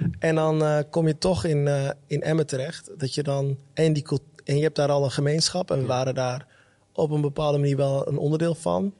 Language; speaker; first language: Dutch; early bilingual, other home language; Somali